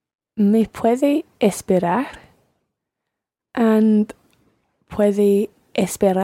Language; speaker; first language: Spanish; non-native, learner; English